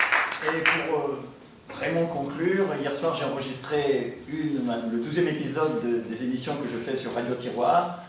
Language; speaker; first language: French; native; French